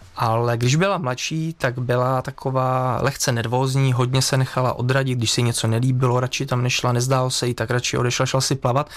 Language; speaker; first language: Czech; native; Czech